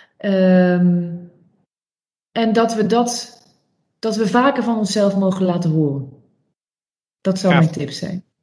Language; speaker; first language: Dutch; native; Dutch